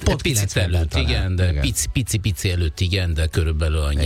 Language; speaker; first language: Hungarian; non-native, fluent; Italian